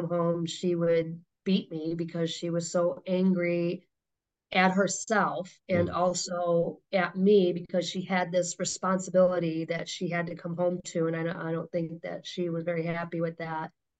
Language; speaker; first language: English; native; English